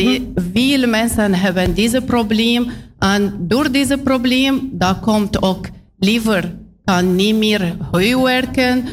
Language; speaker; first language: Dutch; non-native, learner; Arabic